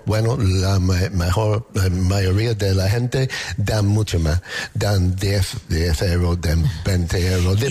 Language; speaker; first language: Spanish; non-native, learner; English